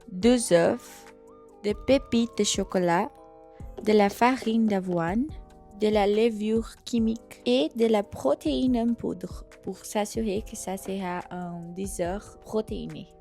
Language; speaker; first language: French; non-native, fluent; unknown